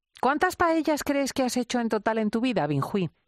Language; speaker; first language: Spanish; native; Spanish